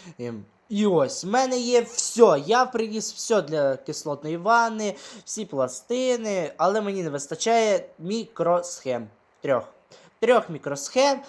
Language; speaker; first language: Ukrainian; non-native, local second language; Russian